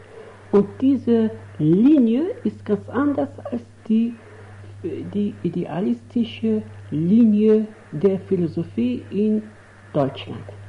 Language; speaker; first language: German; non-native, fluent; Arabic